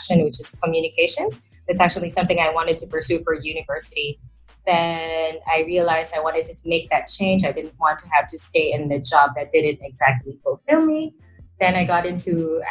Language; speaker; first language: English; non-native, local second language; Filipino